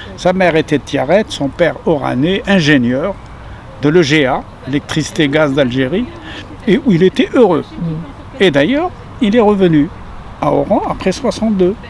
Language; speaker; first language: French; non-native, local second language; Arabic